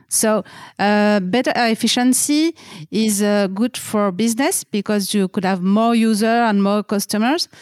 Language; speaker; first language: English; non-native, fluent; French